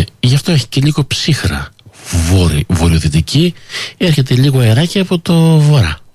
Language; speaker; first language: Greek; early bilingual, heritage; Greek